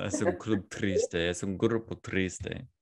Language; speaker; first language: Spanish; non-native, learner; English